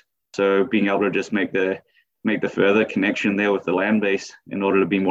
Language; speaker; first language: English; native; English